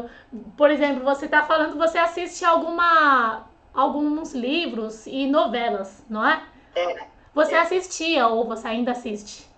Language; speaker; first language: Portuguese; non-native, fluent; Chinese